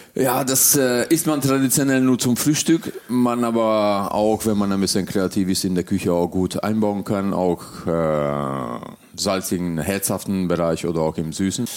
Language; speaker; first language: German; early bilingual, other home language; Hungarian